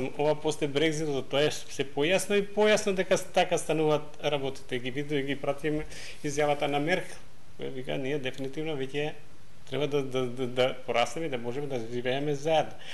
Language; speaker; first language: Macedonian; non-native, local second language; Albanian